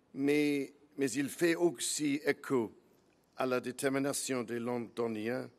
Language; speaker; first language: French; non-native, fluent; English